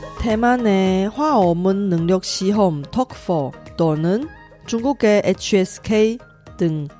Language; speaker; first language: Korean; non-native, fluent; Chinese